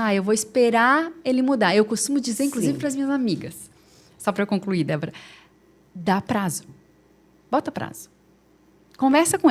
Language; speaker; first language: Portuguese; native; Portuguese